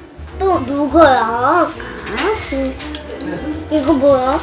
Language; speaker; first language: Korean; native; Korean